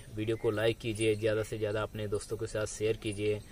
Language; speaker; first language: Hindi; native; Hindi